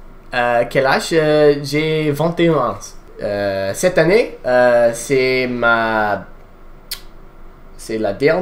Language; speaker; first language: French; non-native, learner; English